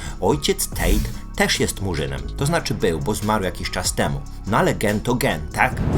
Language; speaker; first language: Polish; native; Polish